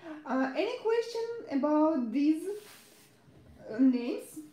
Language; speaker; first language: English; non-native, fluent; Russian